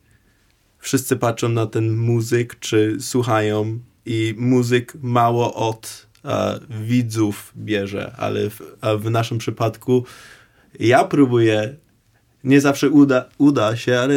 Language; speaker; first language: Polish; non-native, learner; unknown